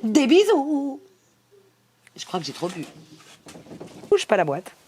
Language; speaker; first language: French; native; French